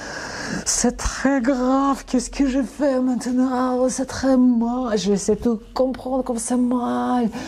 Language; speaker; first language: French; non-native, learner; Russian